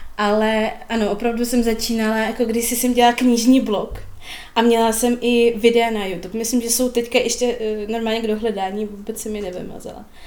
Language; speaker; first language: Czech; non-native, fluent; Russian